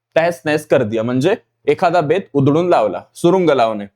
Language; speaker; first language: Hindi; non-native, local second language; Marathi